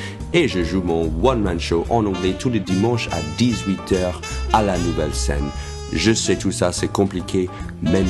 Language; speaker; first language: French; non-native, fluent; English